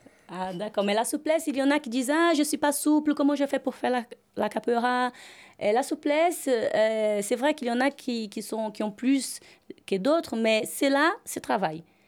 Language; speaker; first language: French; non-native, fluent; Portuguese